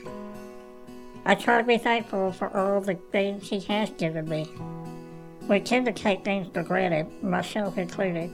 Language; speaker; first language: English; native; English